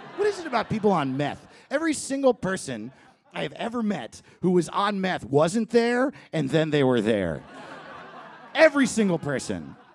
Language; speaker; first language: English; native; English